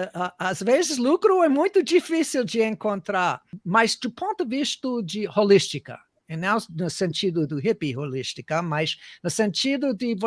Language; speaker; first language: Portuguese; non-native, fluent; English